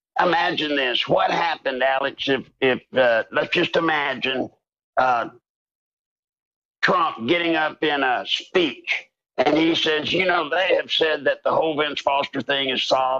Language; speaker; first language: English; native; English